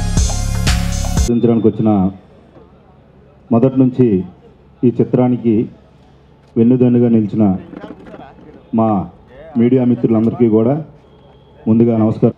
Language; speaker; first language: Telugu; native; Telugu